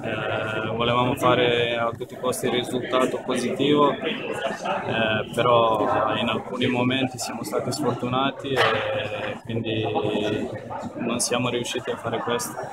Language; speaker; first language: Italian; non-native, fluent; Serbian